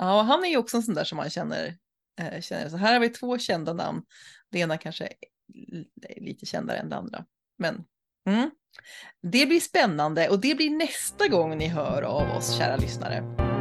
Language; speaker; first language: Swedish; native; Swedish